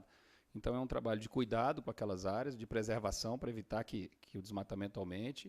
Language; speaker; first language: Portuguese; native; Portuguese